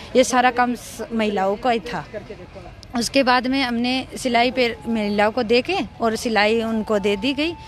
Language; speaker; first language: Hindi; native; Hindi